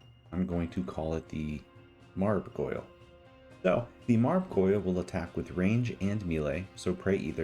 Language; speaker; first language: English; native; English